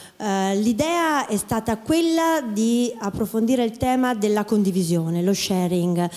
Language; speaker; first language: Italian; native; Italian